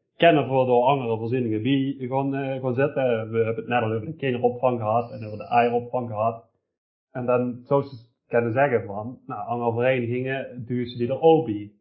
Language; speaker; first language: Dutch; native; Dutch